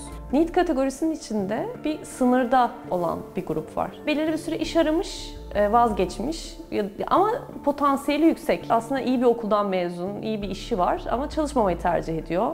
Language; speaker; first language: Turkish; native; Turkish